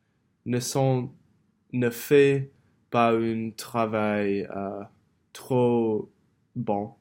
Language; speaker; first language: French; non-native, learner; English